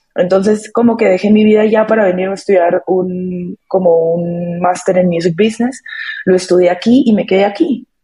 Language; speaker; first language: Spanish; native; Spanish